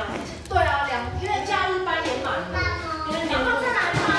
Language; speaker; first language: Chinese; native; Chinese